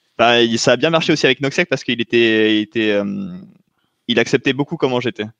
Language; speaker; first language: French; native; French